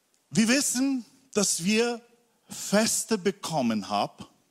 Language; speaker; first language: German; non-native, learner; Russian